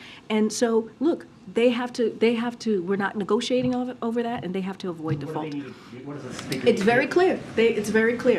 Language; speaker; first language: English; native; English